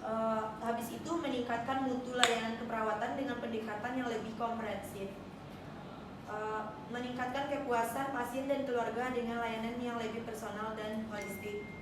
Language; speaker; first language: Indonesian; native; Indonesian